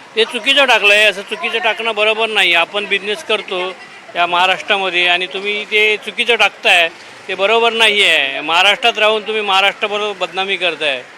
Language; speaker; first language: Marathi; non-native, local second language; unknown